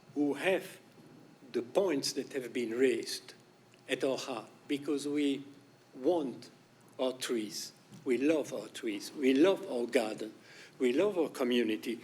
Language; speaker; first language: English; non-native, fluent; French